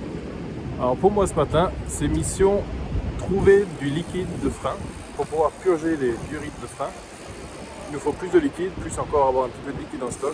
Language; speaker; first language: French; native; French